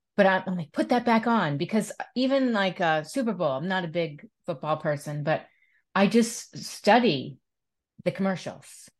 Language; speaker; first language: English; native; English